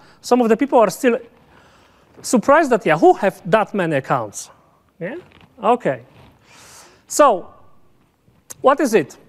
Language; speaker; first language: English; non-native, fluent; Polish